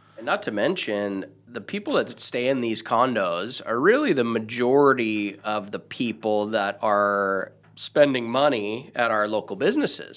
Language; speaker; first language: English; native; English